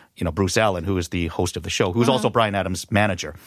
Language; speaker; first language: English; native; English